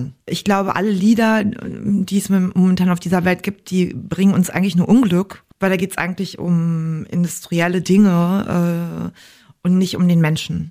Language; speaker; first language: German; native; German